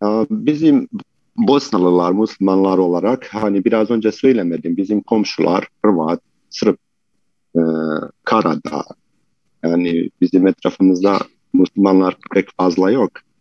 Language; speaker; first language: Turkish; non-native, fluent; Bosnian